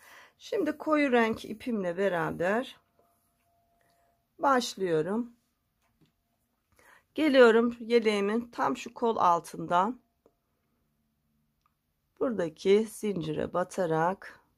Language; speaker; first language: Turkish; native; Turkish